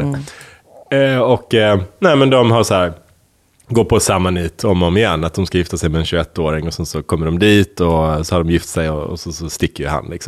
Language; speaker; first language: Swedish; native; Swedish